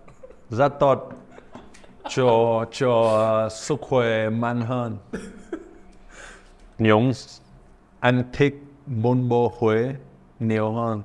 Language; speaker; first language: Vietnamese; non-native, learner; English